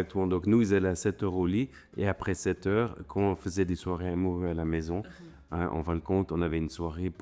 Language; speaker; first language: French; native; French